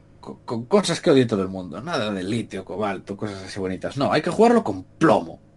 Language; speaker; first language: Spanish; native; Spanish